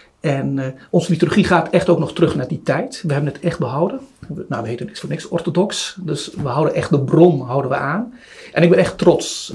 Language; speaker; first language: Dutch; early bilingual, other home language; Turoyo